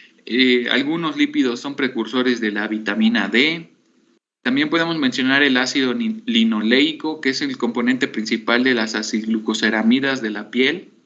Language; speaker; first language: Spanish; native; Spanish